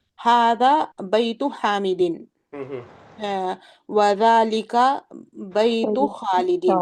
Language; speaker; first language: Arabic; non-native, learner; Urdu